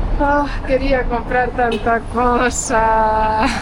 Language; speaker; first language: Spanish; non-native, fluent; Estonian